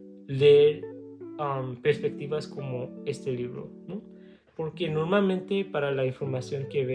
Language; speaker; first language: Spanish; non-native, learner; English